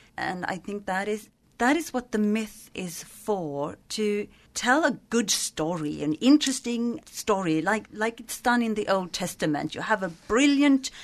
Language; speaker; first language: English; non-native, fluent; Swedish